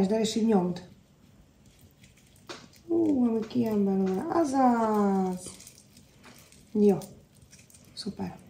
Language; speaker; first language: Hungarian; native; Hungarian